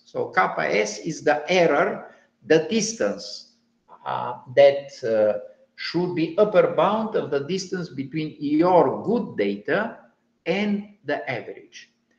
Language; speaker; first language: English; non-native, fluent; Bulgarian